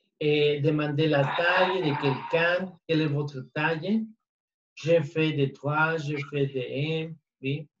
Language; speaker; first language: French; non-native, learner; Spanish